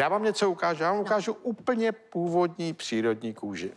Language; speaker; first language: Czech; native; Czech